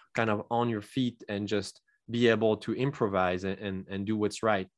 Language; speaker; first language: English; non-native, fluent; French